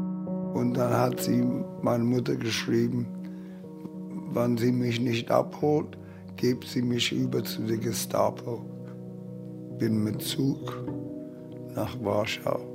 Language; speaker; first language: German; early bilingual, heritage; German